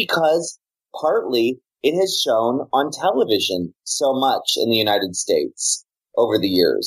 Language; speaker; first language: English; native; English